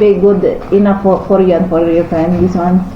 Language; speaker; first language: English; non-native, local second language; Filipino